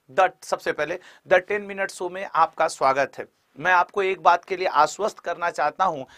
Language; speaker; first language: Hindi; native; Hindi